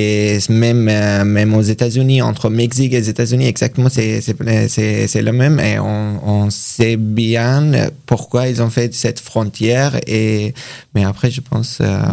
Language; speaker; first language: French; non-native, learner; Persian